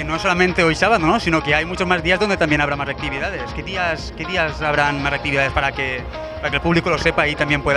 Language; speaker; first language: Spanish; native; Spanish